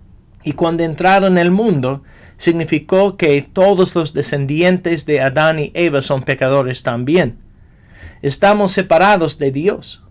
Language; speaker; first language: Spanish; non-native, fluent; English